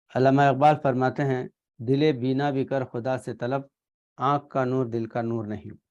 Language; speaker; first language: Urdu; native; Urdu